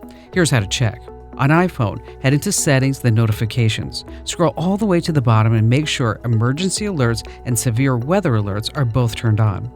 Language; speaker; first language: English; native; English